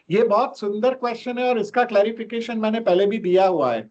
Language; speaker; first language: Hindi; non-native, local second language; Gujarati